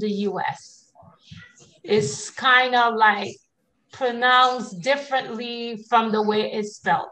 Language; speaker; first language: English; native; English